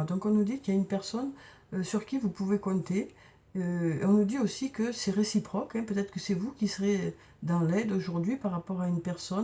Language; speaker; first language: French; native; French